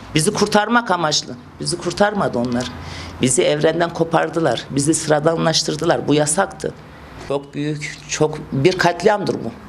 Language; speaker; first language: Turkish; native; Turkish